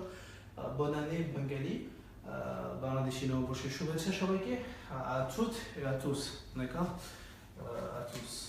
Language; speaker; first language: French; non-native, fluent; Bangla